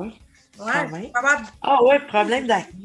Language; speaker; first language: French; native; French